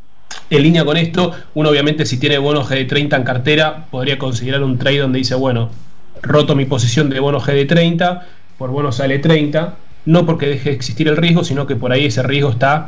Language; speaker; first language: Spanish; native; Spanish